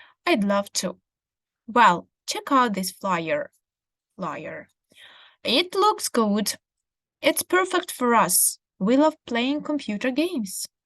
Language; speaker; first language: English; non-native, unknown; Ukrainian